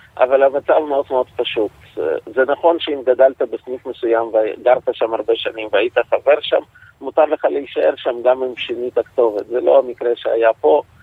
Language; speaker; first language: Hebrew; non-native, fluent; Russian